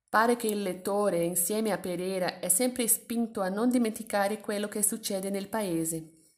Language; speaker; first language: Italian; non-native, fluent; Portuguese